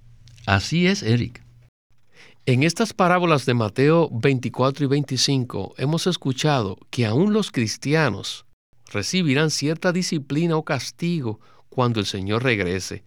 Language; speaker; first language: Spanish; native; Spanish